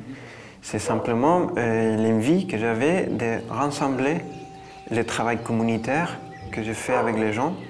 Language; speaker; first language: French; non-native, fluent; Spanish